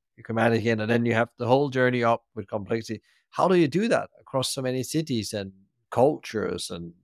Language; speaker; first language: English; non-native, fluent; Danish